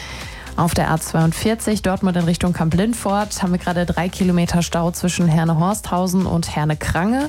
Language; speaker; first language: German; native; German